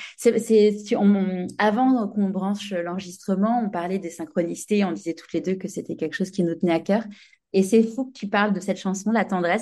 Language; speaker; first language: French; native; French